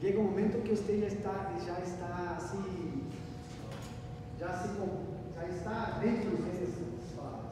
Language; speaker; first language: Spanish; non-native, learner; Portuguese